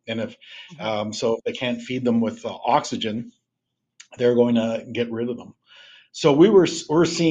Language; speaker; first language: English; native; English